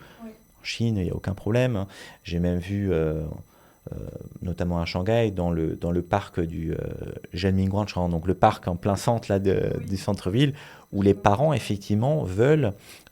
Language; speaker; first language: French; native; French